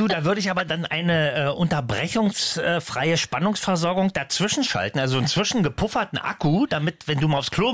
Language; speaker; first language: German; native; German